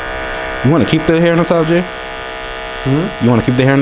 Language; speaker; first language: English; native; English